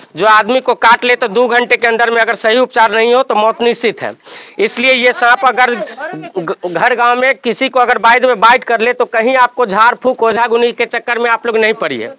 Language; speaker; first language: Hindi; native; Hindi